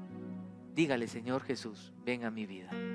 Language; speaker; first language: Spanish; native; Spanish